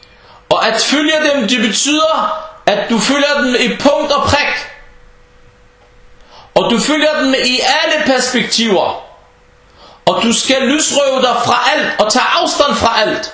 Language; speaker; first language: Danish; early bilingual, other home language; Arabic